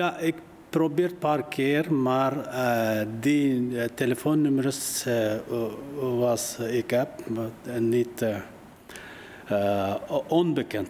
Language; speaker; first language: Dutch; non-native, learner; Uyghur